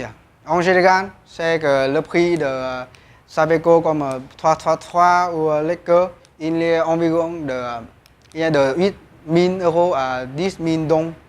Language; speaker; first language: French; non-native, learner; Vietnamese